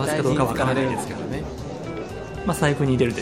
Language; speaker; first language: Japanese; native; Japanese